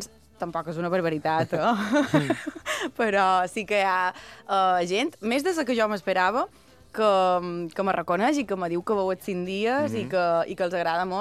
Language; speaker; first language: Catalan; native; Catalan